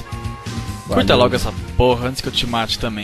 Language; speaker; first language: Portuguese; native; Portuguese